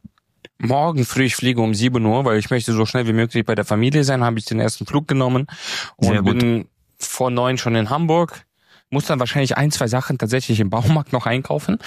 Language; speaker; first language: German; native; German